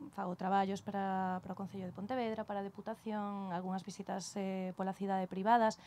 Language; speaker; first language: Spanish; native; Spanish